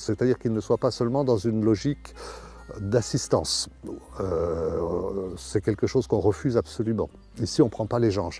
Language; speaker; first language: French; native; French